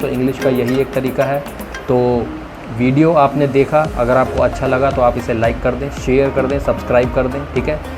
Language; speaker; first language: Hindi; native; Hindi